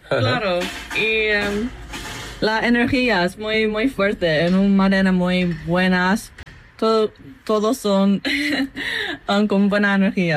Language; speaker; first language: Spanish; non-native, learner; English